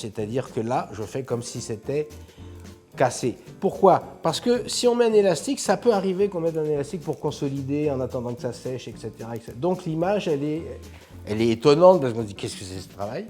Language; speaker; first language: French; native; French